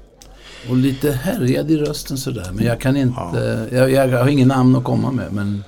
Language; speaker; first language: Swedish; native; Swedish